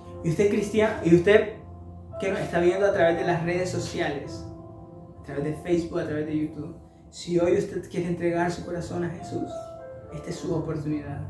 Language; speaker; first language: Spanish; native; Spanish